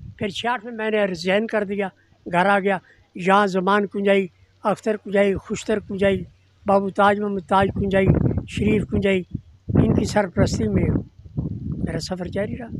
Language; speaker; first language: Urdu; non-native, local second language; Punjabi